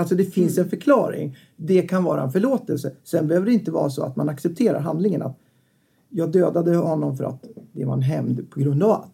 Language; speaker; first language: Swedish; native; Swedish